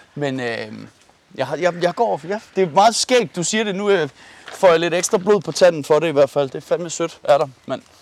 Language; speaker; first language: Danish; early bilingual, other home language; Persian